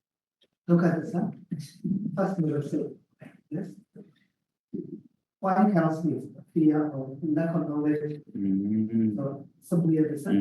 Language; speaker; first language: English; non-native, learner; Vietnamese